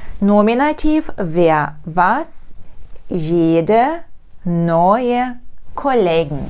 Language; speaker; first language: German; non-native, fluent; Ukrainian